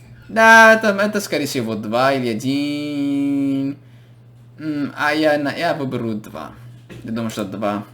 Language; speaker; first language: Russian; non-native, fluent; English